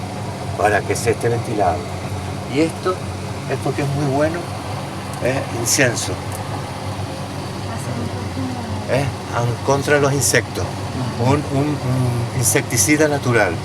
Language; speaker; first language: Spanish; native; Spanish